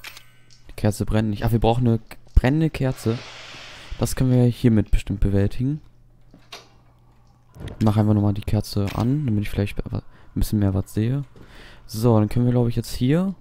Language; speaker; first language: German; native; German